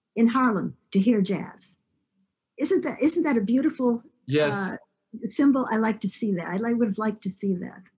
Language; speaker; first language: English; native; English